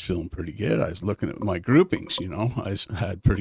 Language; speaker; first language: English; native; English